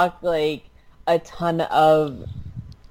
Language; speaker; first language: English; early bilingual, other home language; Filipino